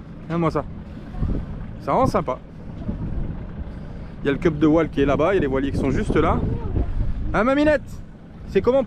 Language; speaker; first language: French; native; French